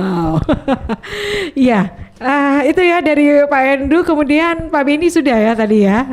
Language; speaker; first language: Indonesian; native; Indonesian